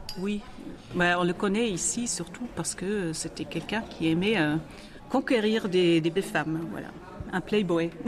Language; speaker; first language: French; non-native, fluent; German